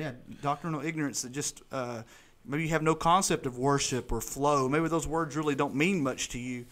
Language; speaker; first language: English; native; English